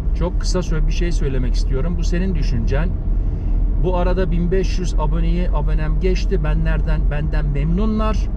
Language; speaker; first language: Turkish; early bilingual, heritage; Turkish